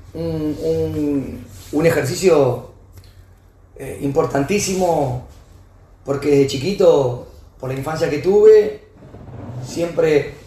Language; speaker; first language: Spanish; native; Spanish